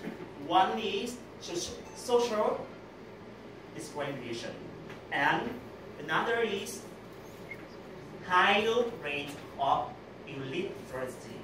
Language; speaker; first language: English; non-native, learner; Vietnamese